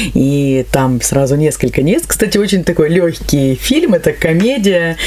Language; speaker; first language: Russian; native; Russian